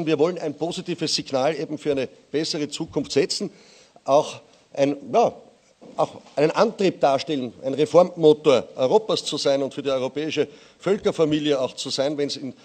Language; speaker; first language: German; native; German